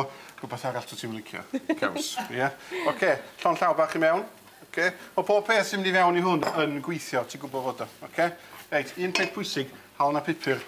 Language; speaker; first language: Welsh; native; Welsh